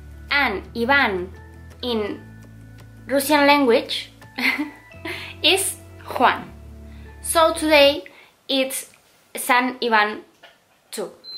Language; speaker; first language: English; non-native, learner; Spanish